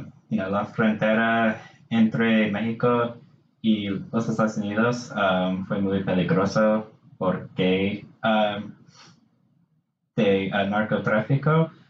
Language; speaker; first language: Spanish; non-native, learner; English